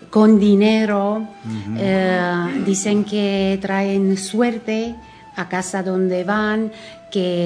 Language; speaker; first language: Spanish; non-native, fluent; Romanian